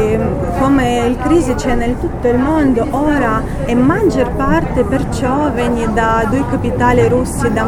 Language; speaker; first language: Italian; non-native, fluent; Russian